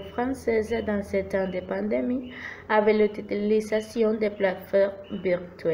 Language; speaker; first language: French; non-native, fluent; Spanish